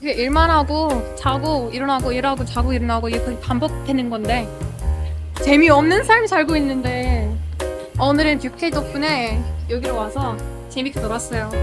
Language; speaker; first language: Korean; non-native, fluent; English